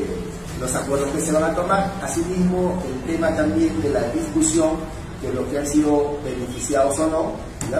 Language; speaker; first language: Spanish; native; Spanish